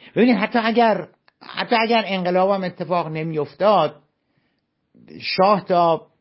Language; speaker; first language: Persian; native; Persian